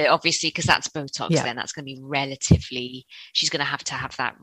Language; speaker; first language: English; native; English